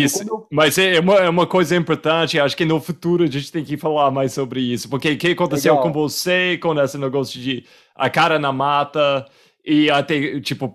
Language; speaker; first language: Portuguese; non-native, fluent; English